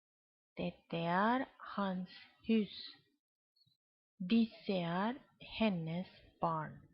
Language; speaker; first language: Norwegian; non-native, fluent; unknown